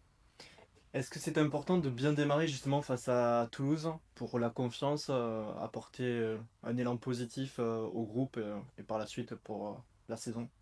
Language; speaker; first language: French; native; French